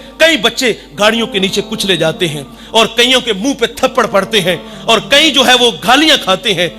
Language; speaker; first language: Urdu; non-native, local second language; Punjabi